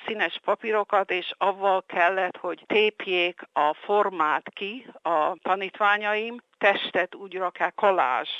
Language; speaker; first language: Hungarian; early bilingual, heritage; Hungarian